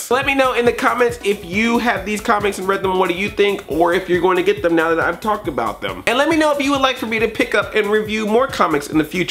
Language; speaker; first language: English; native; English